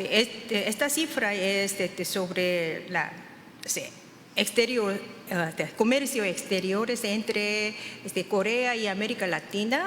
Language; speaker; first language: Spanish; non-native, fluent; Korean